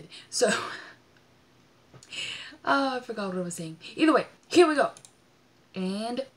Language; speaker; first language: English; non-native, fluent; Swedish